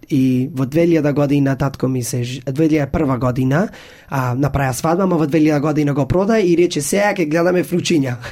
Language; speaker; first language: Macedonian; early bilingual, heritage; Macedonian